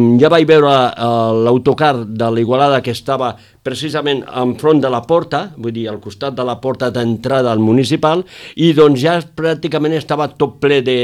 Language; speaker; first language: Catalan; native; Catalan